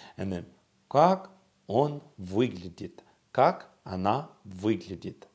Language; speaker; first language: Russian; non-native, fluent; English